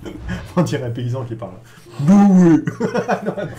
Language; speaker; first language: French; native; French